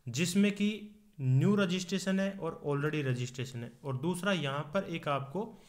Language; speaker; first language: Hindi; native; Hindi